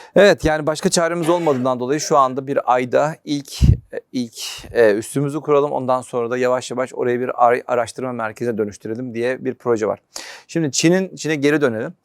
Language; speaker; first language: Turkish; native; Turkish